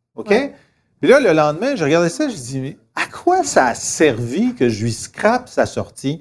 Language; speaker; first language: French; native; French